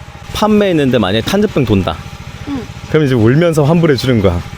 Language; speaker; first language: Korean; native; Korean